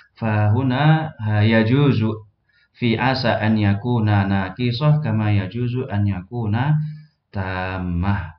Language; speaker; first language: Arabic; non-native, fluent; Indonesian